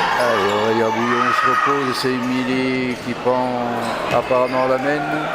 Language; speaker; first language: French; native; French